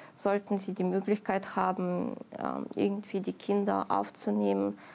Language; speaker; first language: German; non-native, fluent; Ukrainian